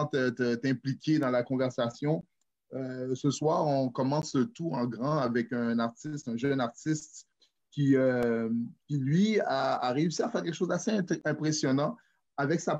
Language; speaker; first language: French; native; French